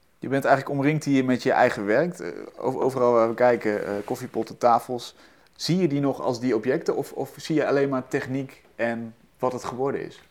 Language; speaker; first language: Dutch; native; Dutch